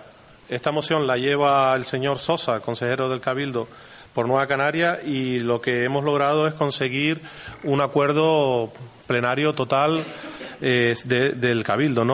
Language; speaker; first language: Spanish; native; Spanish